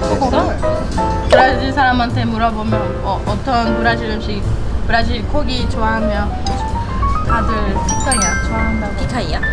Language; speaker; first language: Korean; non-native, learner; Portuguese